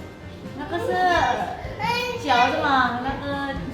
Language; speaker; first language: Chinese; non-native, fluent; Indonesian